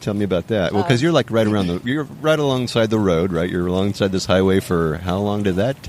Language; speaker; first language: English; native; English